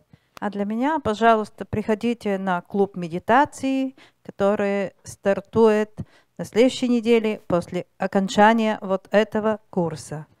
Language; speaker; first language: Russian; non-native, learner; Bulgarian